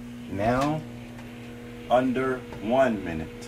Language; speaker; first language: English; native; English